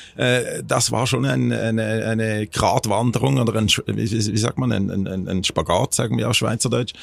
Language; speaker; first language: German; native; German